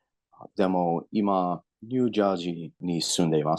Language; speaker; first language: Japanese; non-native, learner; English